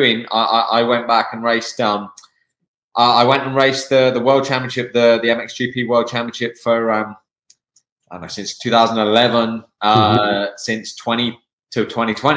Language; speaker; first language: English; native; English